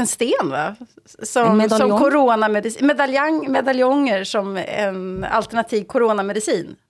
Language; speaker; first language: Danish; non-native, learner; Swedish